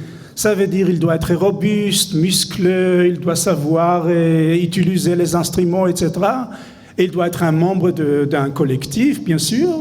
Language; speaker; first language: French; non-native, fluent; Hebrew